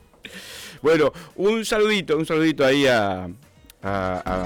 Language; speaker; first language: Spanish; native; Spanish